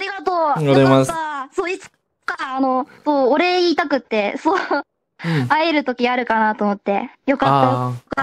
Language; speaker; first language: Japanese; native; Japanese